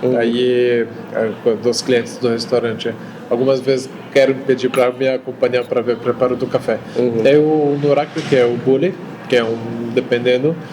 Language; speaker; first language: Portuguese; non-native, fluent; Arabic